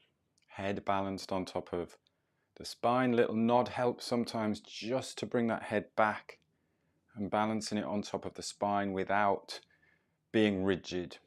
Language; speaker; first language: English; native; English